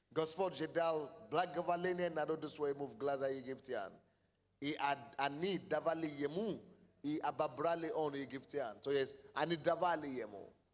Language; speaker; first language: Russian; non-native, fluent; Yoruba